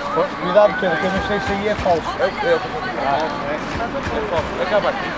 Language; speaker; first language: Portuguese; native; Portuguese